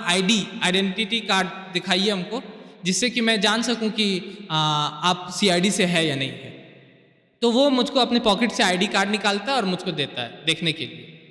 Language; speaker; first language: Urdu; native; Urdu